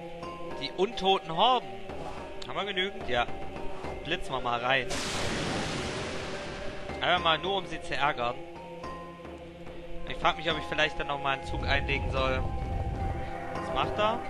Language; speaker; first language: German; native; German